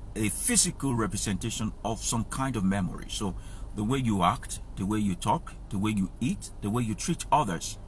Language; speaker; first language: English; non-native, local second language; Yoruba